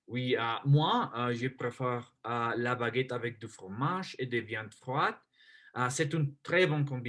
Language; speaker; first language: French; non-native, learner; Spanish